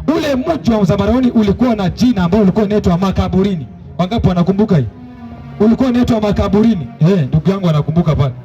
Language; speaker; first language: Swahili; native; Swahili